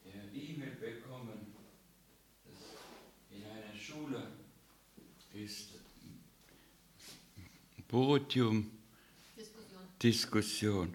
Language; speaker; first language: German; non-native, fluent; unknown